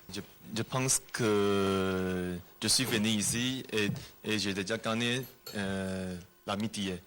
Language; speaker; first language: French; non-native, learner; Chinese